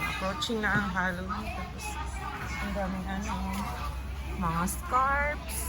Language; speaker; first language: Filipino; native; Filipino